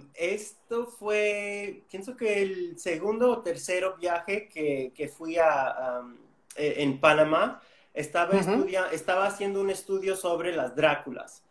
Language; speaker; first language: Spanish; non-native, fluent; English